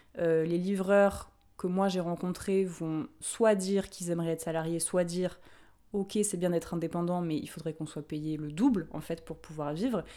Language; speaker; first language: French; native; French